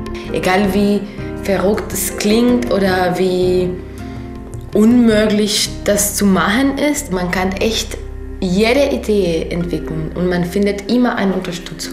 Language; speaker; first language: German; non-native, fluent; Spanish